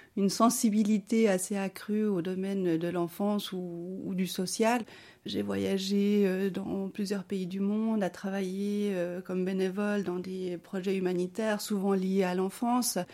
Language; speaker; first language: French; early bilingual, other home language; Spanish